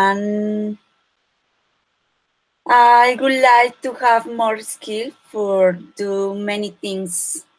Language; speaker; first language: English; non-native, learner; Spanish